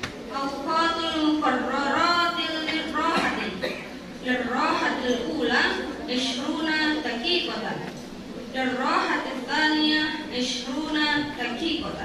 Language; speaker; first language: Arabic; non-native, learner; Indonesian